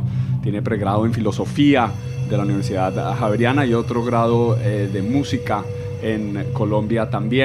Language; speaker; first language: Spanish; native; Spanish